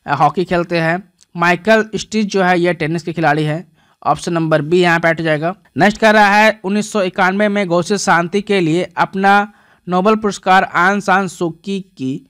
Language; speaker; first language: Hindi; native; Hindi